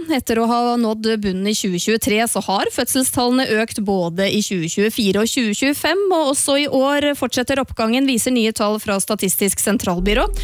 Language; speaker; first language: Norwegian; native; Norwegian